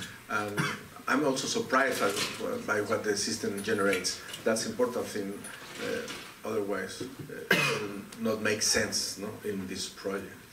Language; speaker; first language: English; non-native, fluent; Spanish